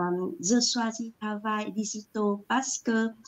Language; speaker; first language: French; non-native, learner; Vietnamese